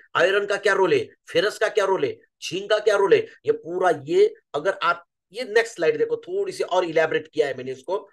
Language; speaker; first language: Hindi; non-native, local second language; Marathi